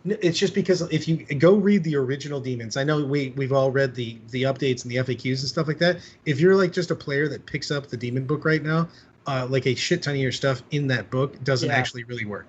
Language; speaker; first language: English; native; English